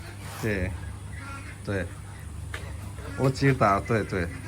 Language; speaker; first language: Chinese; non-native, learner; Nepali